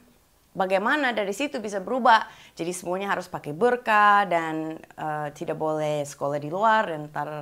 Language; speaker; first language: Indonesian; non-native, fluent; English